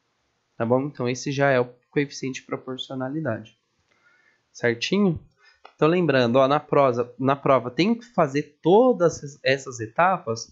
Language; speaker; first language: Portuguese; native; Portuguese